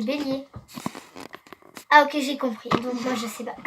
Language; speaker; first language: French; native; French